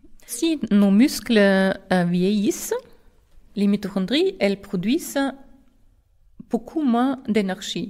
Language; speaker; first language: French; non-native, fluent; German